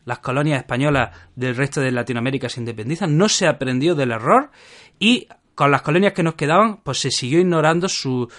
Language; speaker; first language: Spanish; native; Spanish